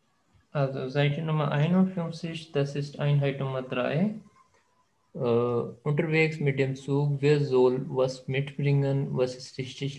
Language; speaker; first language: German; non-native, fluent; Urdu